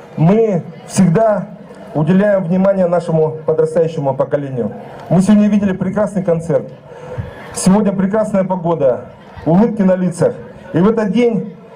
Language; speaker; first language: Russian; non-native, local second language; Yakut